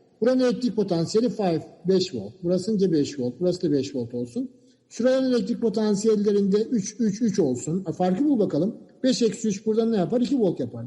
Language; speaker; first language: Turkish; native; Turkish